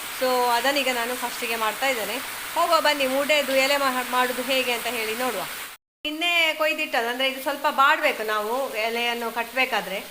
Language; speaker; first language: Kannada; non-native, local second language; Tulu